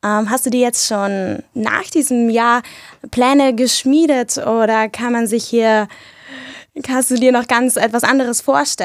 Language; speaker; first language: German; native; German